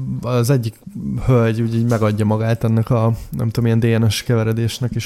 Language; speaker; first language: Hungarian; native; Hungarian